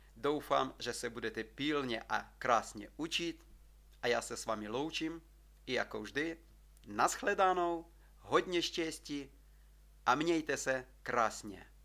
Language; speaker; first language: Czech; non-native, fluent; Ukrainian